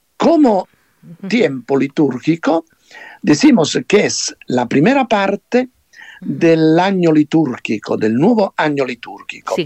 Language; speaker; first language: Spanish; non-native, fluent; Italian